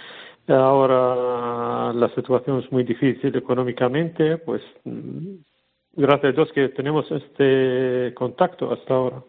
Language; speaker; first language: Spanish; non-native, learner; Arabic